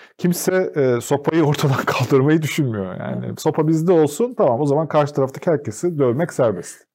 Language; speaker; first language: Turkish; native; Turkish